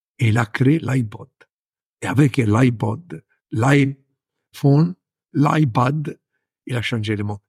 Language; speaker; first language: French; non-native, fluent; Italian